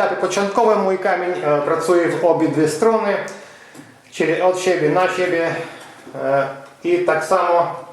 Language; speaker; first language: Polish; non-native, fluent; Ukrainian